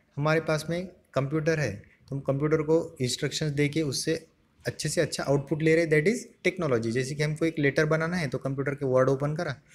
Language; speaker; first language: Hindi; non-native, local second language; Marathi